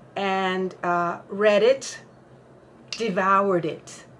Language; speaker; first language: English; non-native, fluent; Spanish